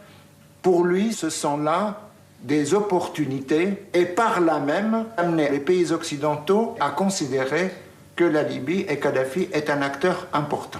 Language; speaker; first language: French; native; French